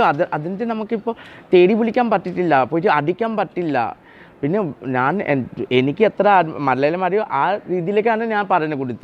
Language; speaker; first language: Malayalam; non-native, fluent; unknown